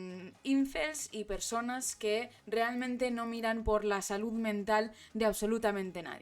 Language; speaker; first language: Spanish; native; Spanish